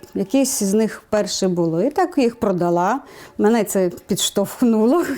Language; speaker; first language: Ukrainian; native; Ukrainian